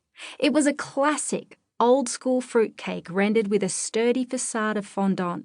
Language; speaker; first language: English; native; English